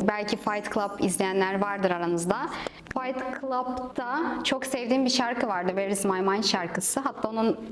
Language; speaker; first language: Turkish; non-native, fluent; Russian